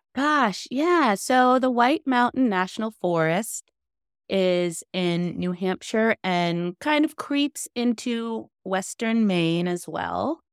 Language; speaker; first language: English; native; English